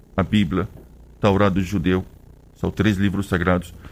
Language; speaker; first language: Portuguese; non-native, learner; Arabic